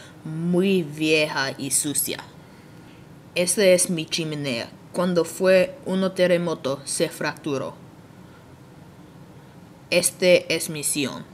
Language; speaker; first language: Spanish; non-native, learner; English